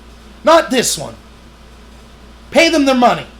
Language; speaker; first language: English; native; English